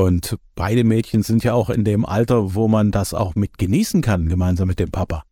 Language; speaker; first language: German; native; German